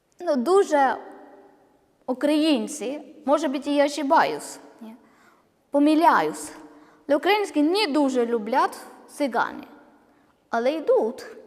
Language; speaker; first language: Ukrainian; non-native, learner; Malayalam